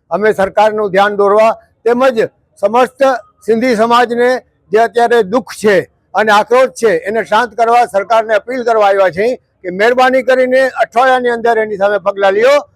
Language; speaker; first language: Gujarati; non-native, local second language; Sindhi